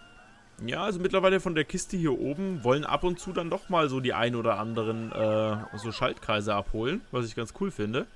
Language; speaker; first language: German; native; German